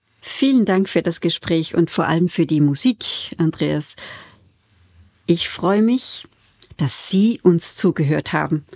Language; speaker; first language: German; native; German